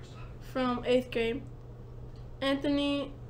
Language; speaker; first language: English; native; English